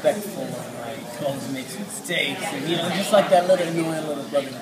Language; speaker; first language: English; early bilingual, other home language; Somali